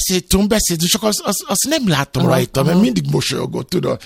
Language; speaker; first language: Hungarian; non-native, fluent; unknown